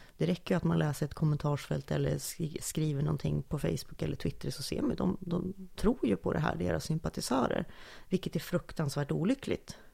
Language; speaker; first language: Swedish; native; Swedish